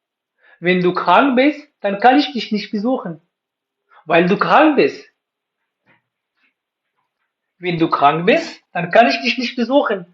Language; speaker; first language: German; non-native, fluent; Pashto